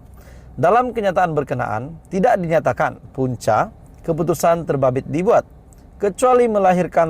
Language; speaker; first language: Malay; native; Malay